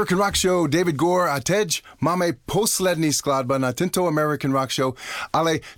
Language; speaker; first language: Czech; non-native, learner; English